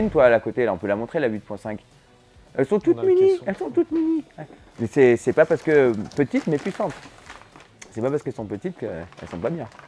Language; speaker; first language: French; native; French